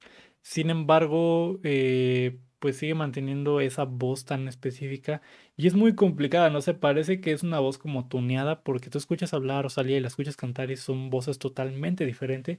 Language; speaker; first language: Spanish; native; Spanish